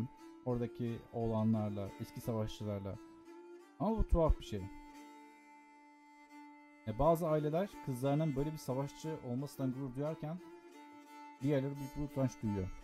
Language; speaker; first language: Turkish; native; Turkish